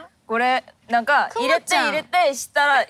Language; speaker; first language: Japanese; non-native, learner; Korean